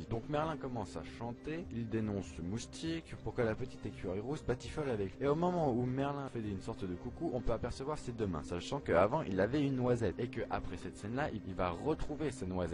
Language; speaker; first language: French; native; French